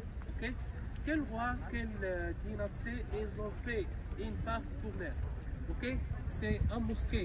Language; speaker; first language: French; non-native, learner; Arabic